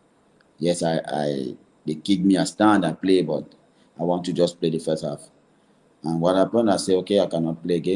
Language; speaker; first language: English; non-native, learner; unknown